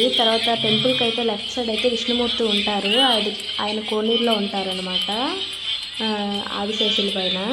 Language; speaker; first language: Telugu; native; Telugu